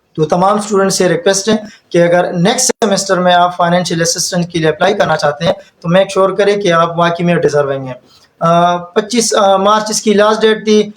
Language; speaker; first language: Urdu; non-native, local second language; Pashto